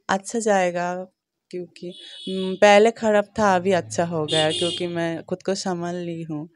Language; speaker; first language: Hindi; non-native, local second language; Bangla